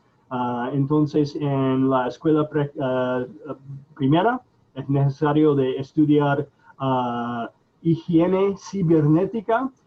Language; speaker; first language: Spanish; non-native, fluent; English